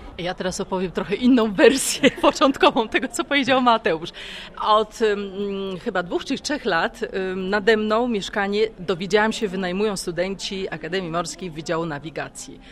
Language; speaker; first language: Polish; native; Polish